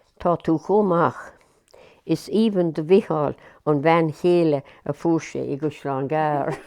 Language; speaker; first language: Irish; native; Irish